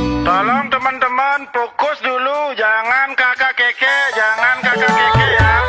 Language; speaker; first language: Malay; non-native, local second language; Balinese